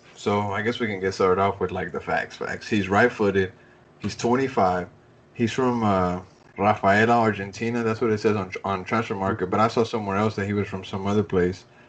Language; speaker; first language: English; early bilingual, other home language; Spanish